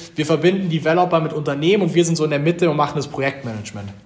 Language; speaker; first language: German; native; German